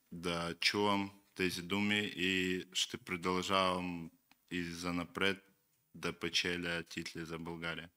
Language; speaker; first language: Bulgarian; non-native, learner; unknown